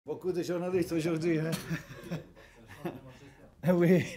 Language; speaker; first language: French; non-native, learner; Portuguese